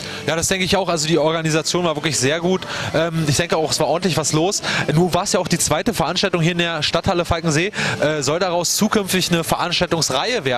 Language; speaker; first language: German; native; German